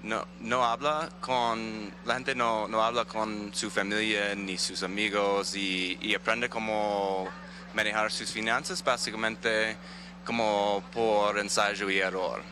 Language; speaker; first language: Spanish; non-native, fluent; English